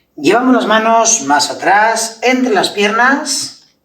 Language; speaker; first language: Spanish; native; Spanish